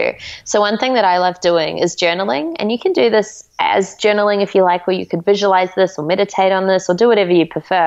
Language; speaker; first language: English; native; English